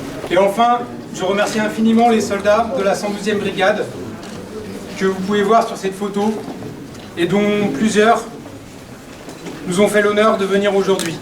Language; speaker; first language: French; native; French